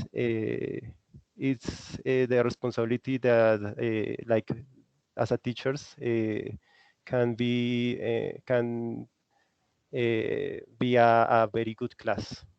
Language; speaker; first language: English; non-native, learner; Spanish